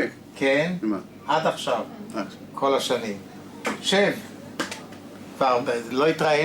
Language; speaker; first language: Hebrew; non-native, fluent; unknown